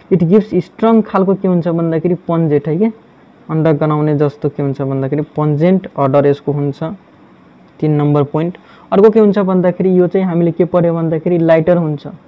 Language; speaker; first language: Nepali; native; Nepali